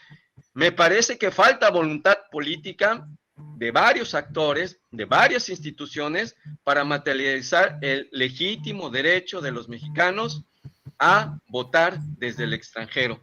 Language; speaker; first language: Spanish; native; Spanish